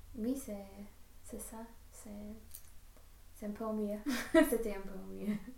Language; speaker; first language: French; non-native, learner; English